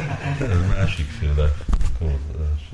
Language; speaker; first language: Hungarian; early bilingual, heritage; Hungarian